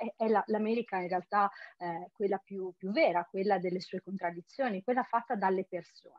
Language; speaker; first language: Italian; native; Italian